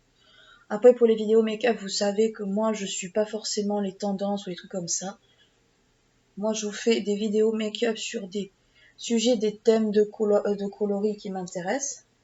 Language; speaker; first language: French; native; French